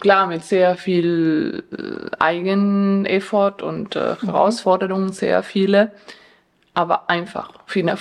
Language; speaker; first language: German; non-native, fluent; Spanish